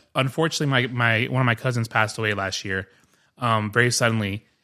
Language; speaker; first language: English; early bilingual, other home language; Spanish